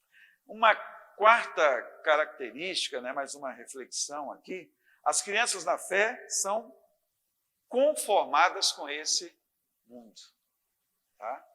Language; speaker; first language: Portuguese; native; Portuguese